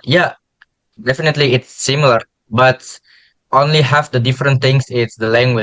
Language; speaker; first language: English; non-native, learner; Indonesian